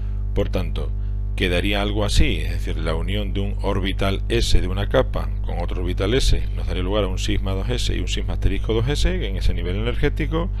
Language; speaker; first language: Spanish; native; Spanish